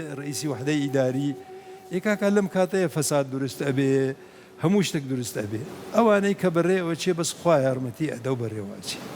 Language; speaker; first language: Central Kurdish; non-native, local second language; Kurdish